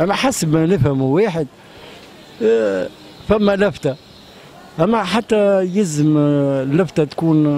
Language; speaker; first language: Arabic; native; Arabic